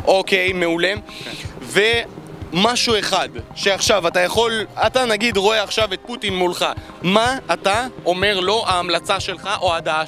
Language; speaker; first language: Hebrew; native; Hebrew